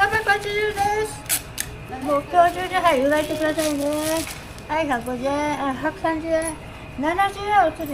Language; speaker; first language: Japanese; native; Japanese